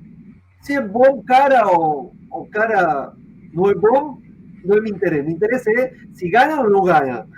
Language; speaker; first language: Portuguese; non-native, fluent; Spanish